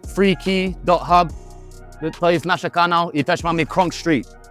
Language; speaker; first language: Polish; non-native, learner; English